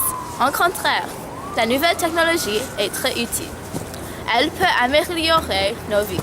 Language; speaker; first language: French; non-native, learner; English